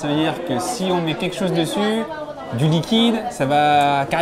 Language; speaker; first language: French; native; French